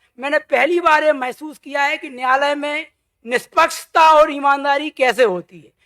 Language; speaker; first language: Hindi; native; Hindi